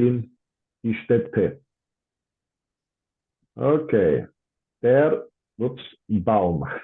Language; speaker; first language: German; non-native, fluent; English